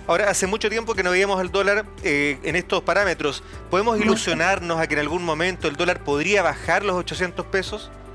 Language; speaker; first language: Spanish; native; Spanish